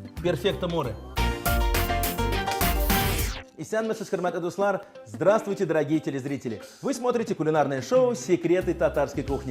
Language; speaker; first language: Russian; native; Russian